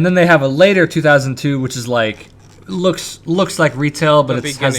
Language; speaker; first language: English; native; English